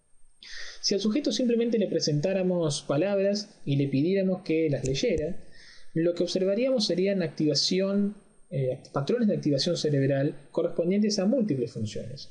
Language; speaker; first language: Spanish; native; Spanish